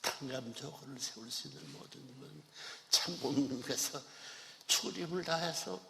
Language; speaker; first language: Korean; native; Korean